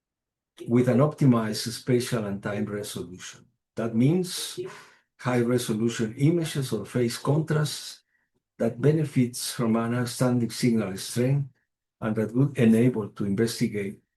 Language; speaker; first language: English; non-native, fluent; Spanish